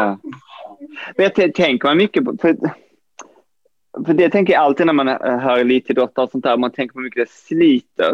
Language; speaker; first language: Swedish; native; Swedish